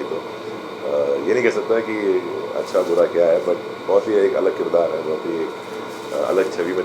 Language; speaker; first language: Hindi; native; Hindi